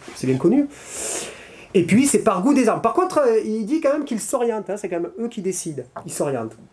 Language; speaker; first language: French; native; French